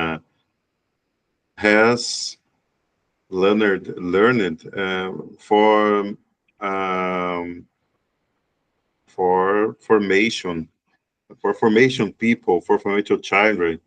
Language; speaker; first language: English; non-native, learner; Portuguese